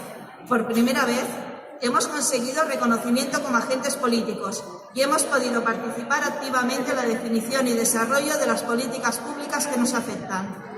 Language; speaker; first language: Spanish; native; Spanish